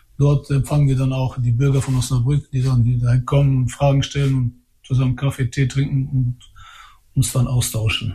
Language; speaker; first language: German; early bilingual, other home language; Albanian